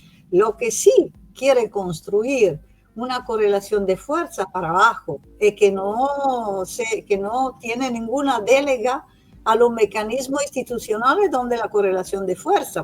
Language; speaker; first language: Spanish; non-native, fluent; Italian